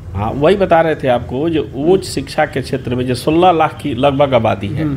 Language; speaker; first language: Hindi; native; Hindi